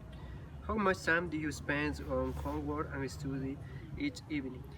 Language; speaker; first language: English; non-native, learner; Spanish